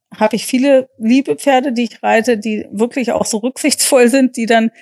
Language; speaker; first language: German; non-native, fluent; English